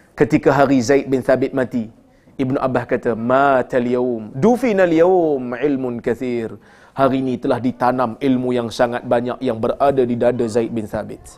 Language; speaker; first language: Malay; native; Malay